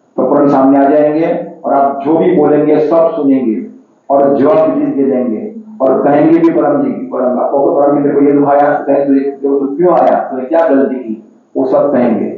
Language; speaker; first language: Hindi; non-native, local second language; Gujarati